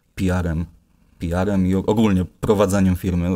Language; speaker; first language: Polish; native; Polish